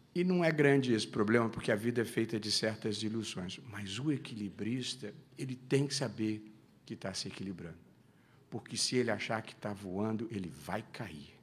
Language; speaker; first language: Portuguese; native; Portuguese